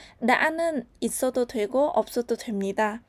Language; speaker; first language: Korean; non-native, learner; Vietnamese